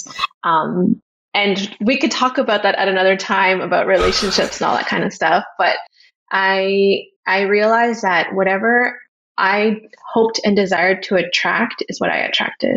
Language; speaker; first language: English; native; English